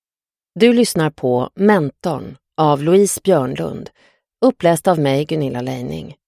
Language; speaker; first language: Swedish; native; Swedish